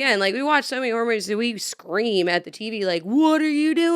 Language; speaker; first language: English; native; English